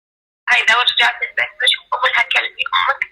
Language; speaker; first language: Arabic; native; Arabic